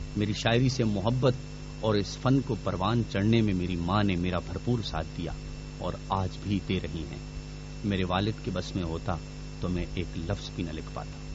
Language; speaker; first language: Urdu; non-native, local second language; Pashto